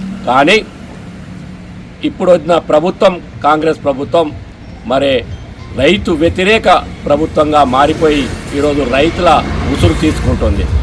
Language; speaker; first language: Telugu; native; Telugu